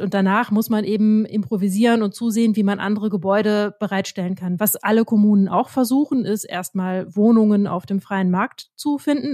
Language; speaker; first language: German; native; German